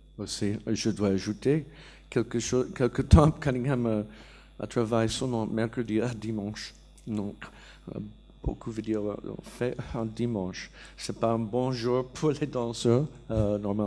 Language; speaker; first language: French; non-native, learner; English